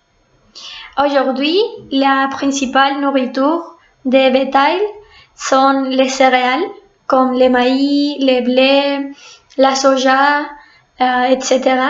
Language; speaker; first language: French; non-native, fluent; Spanish